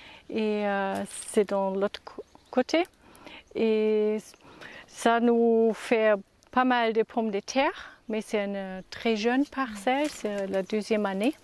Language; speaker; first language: French; non-native, learner; German